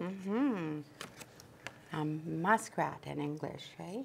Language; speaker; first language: English; non-native, local second language; French